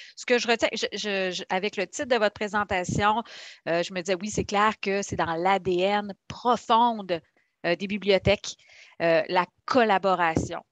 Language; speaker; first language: French; native; French